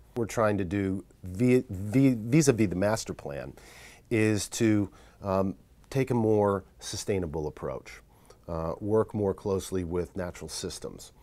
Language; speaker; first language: English; native; English